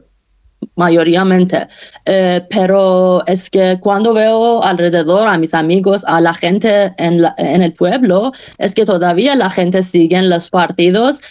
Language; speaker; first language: Spanish; non-native, fluent; Persian